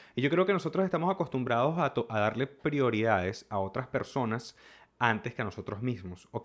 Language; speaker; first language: Spanish; native; Spanish